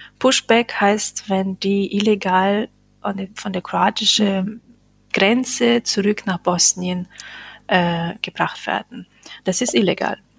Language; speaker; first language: German; non-native, fluent; Bosnian